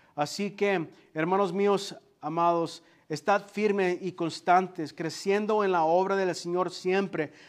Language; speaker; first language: Spanish; native; Spanish